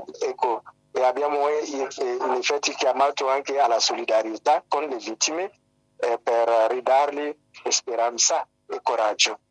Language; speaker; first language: Italian; non-native, fluent; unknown